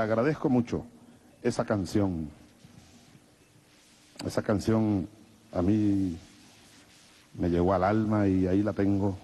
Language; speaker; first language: Spanish; native; Spanish